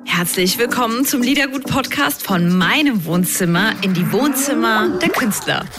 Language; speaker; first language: German; native; German